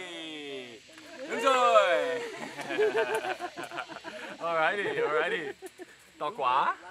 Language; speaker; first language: Vietnamese; non-native, learner; English